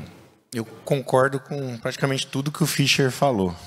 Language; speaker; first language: Portuguese; native; Portuguese